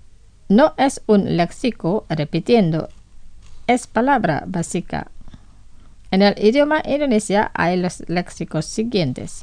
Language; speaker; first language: Spanish; non-native, fluent; Indonesian